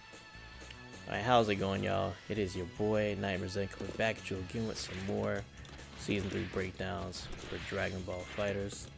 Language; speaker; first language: English; native; English